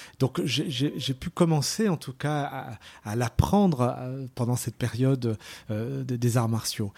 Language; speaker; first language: French; early bilingual, other home language; Arabic